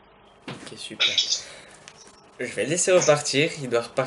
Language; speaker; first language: French; native; French